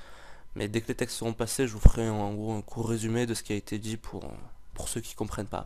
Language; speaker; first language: French; native; French